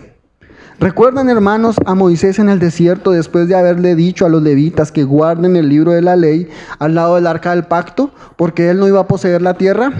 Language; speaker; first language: Spanish; native; Spanish